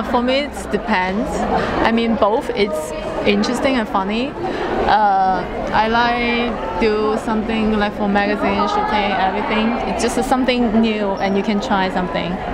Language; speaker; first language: English; non-native, fluent; Cantonese